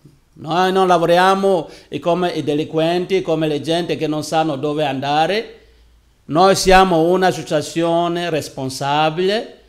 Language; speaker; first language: Italian; non-native, learner; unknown